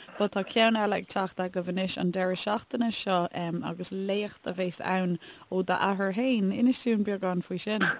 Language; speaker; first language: Irish; native; Irish